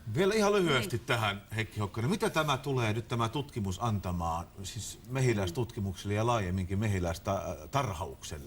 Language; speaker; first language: Finnish; native; Finnish